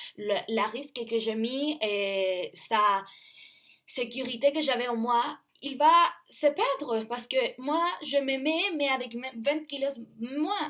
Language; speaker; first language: French; non-native, learner; Spanish